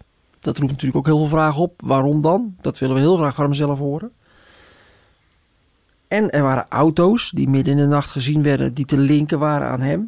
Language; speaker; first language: Dutch; native; Dutch